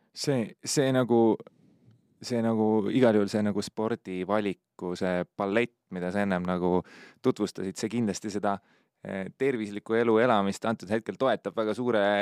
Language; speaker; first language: Estonian; native; Estonian